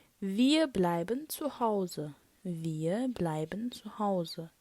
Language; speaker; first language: German; non-native, fluent; Turkish